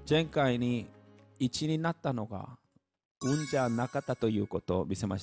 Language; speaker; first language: Japanese; non-native, learner; Korean